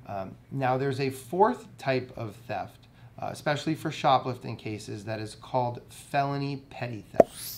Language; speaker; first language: English; native; English